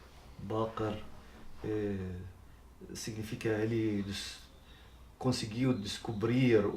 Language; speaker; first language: Portuguese; non-native, learner; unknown